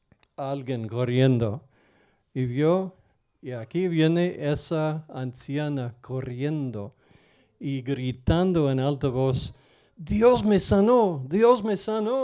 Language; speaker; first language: Spanish; non-native, fluent; English